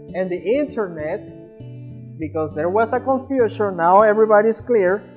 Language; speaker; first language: English; non-native, fluent; Spanish